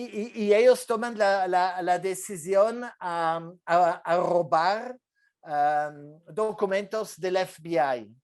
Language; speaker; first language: Spanish; non-native, fluent; French